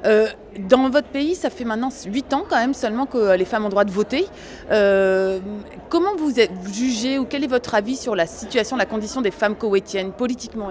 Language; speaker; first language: French; native; French